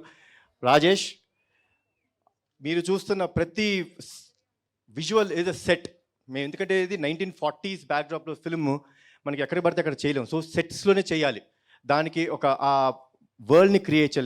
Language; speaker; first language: Telugu; native; Telugu